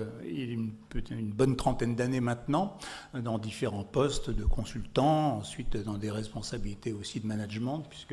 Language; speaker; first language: French; native; French